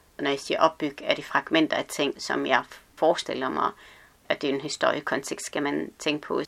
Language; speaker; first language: Danish; early bilingual, other home language; Arabic